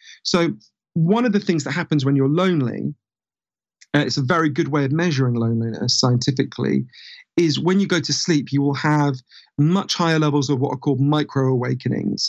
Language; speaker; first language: English; native; English